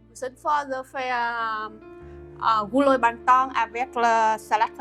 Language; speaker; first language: French; non-native, learner; Vietnamese